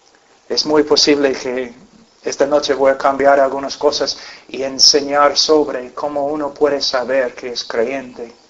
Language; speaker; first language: Spanish; non-native, fluent; English